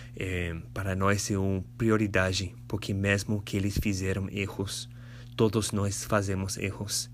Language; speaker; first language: Portuguese; non-native, fluent; English